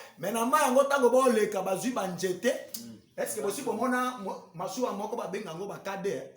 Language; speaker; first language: Lingala; native; Lingala